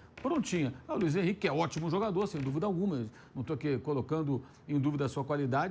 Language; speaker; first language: Portuguese; native; Portuguese